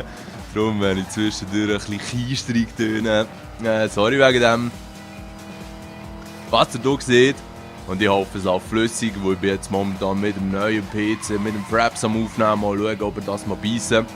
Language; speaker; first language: German; native; German